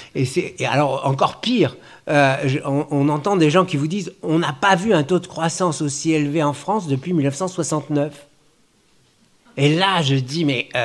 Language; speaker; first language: French; native; French